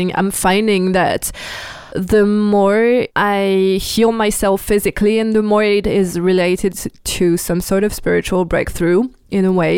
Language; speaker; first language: English; non-native, fluent; French